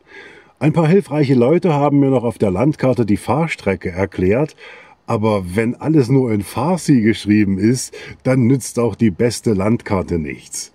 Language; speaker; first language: German; native; German